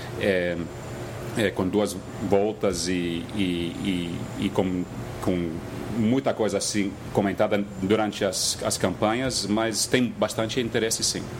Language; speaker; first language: Portuguese; non-native, fluent; English